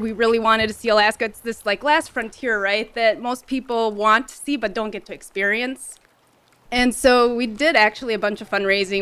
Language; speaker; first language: English; native; English